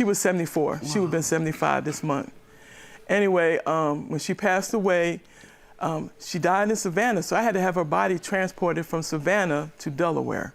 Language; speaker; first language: English; native; English